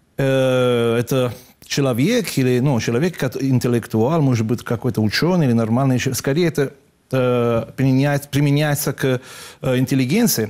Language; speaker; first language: Russian; non-native, fluent; Italian